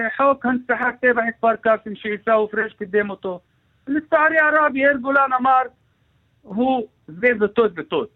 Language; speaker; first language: Hebrew; non-native, local second language; Arabic